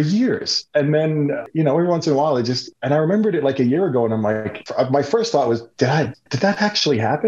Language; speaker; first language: English; native; English